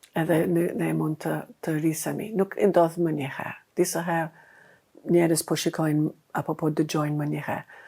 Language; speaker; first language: Albanian; non-native, fluent; English